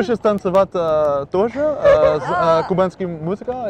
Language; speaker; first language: Russian; non-native, learner; Dutch